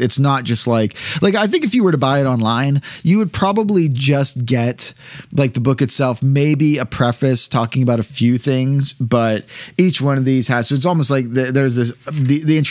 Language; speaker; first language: English; native; English